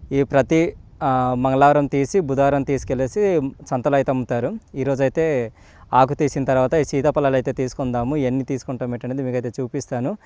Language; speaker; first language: Telugu; non-native, local second language; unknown